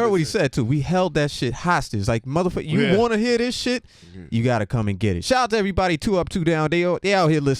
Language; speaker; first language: English; native; English